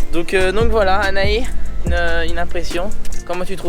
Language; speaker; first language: French; native; French